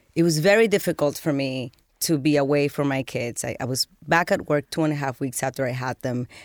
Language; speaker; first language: English; early bilingual, other home language; Spanish